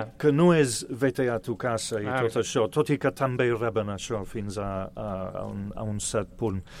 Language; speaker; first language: Catalan; non-native, fluent; English